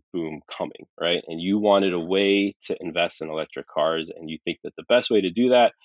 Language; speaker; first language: English; early bilingual, other home language; Arabic